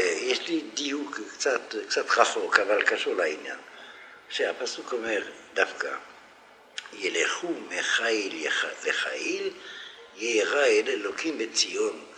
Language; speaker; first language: Hebrew; non-native, fluent; French